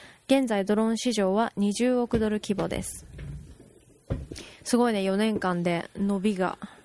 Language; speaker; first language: Japanese; early bilingual, heritage; Japanese